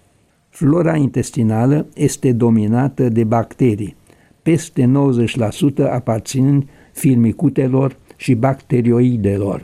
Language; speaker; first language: Romanian; native; Romanian